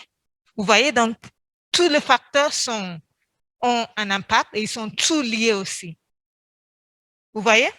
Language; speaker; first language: French; non-native, fluent; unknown